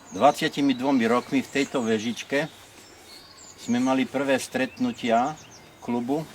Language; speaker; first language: Slovak; native; Slovak